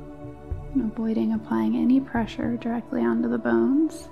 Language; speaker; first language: English; native; English